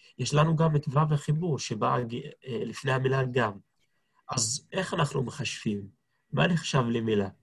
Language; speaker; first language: Hebrew; non-native, local second language; Arabic